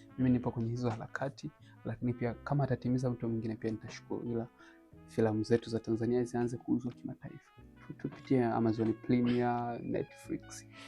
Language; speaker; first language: Swahili; native; Swahili